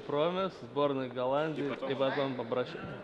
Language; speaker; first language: Russian; native; Russian